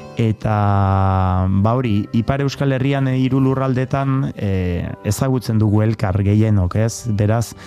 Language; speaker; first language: Basque; non-native, local second language; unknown